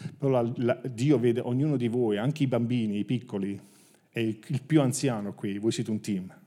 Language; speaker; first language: Italian; native; Italian